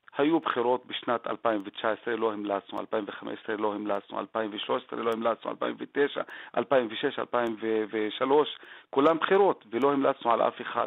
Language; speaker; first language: Hebrew; non-native, local second language; Arabic